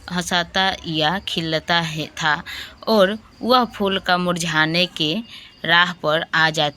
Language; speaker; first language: Hindi; non-native, local second language; Assamese